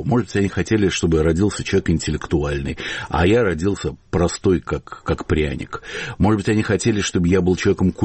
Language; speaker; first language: Russian; native; Russian